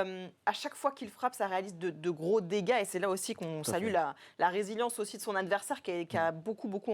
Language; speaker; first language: French; native; French